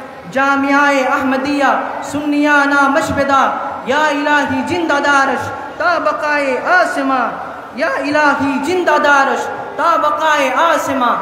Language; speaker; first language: Arabic; non-native, learner; Bangla